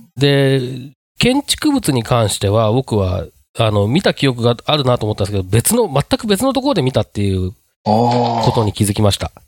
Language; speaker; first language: Japanese; native; Japanese